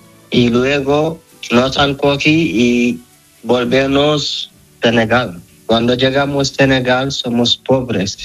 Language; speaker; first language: Spanish; non-native, learner; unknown